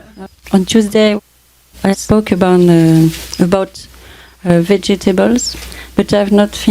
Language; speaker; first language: English; non-native, fluent; French